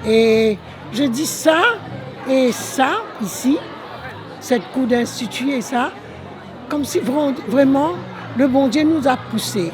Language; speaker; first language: French; non-native, local second language; Morisyen